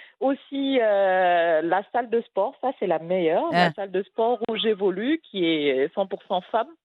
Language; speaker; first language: French; non-native, local second language; Wolof